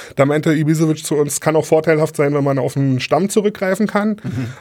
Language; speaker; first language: German; native; German